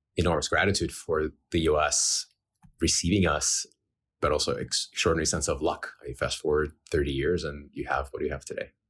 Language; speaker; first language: English; early bilingual, other home language; Ukrainian